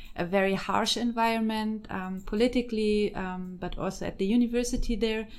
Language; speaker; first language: English; non-native, fluent; German